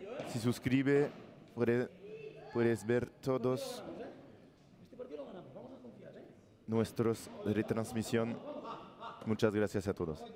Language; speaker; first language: Spanish; non-native, learner; French